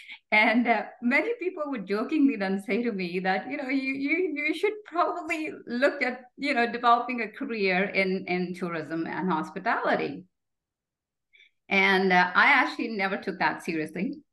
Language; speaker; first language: English; non-native, local second language; Hindi